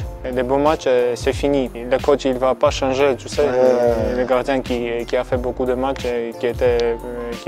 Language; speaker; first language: French; non-native, fluent; Armenian